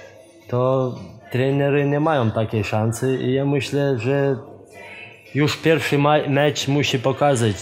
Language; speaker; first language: Polish; non-native, fluent; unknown